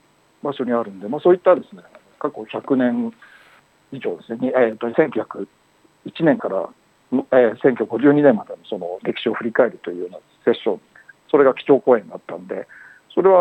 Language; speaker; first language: Japanese; native; Japanese